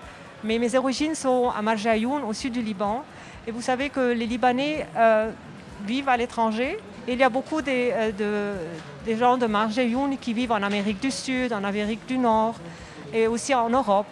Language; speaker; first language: French; non-native, local second language; Arabic